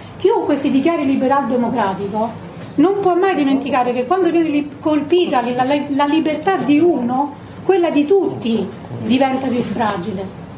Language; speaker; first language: Italian; native; Italian